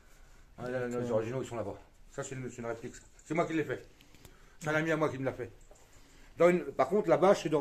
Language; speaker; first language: French; native; French